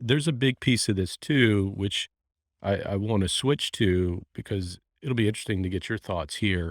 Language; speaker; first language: English; native; English